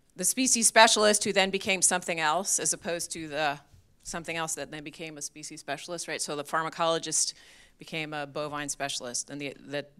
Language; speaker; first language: English; native; English